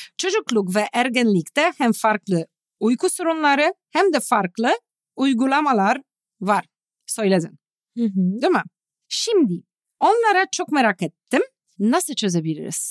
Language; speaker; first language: Turkish; non-native, fluent; Polish